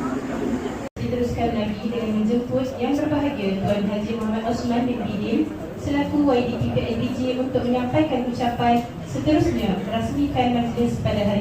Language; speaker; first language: Malay; native; Malay